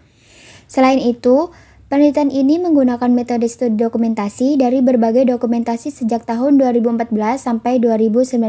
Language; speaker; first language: Indonesian; native; Indonesian